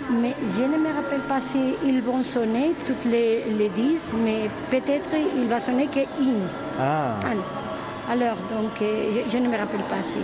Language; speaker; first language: French; non-native, fluent; Spanish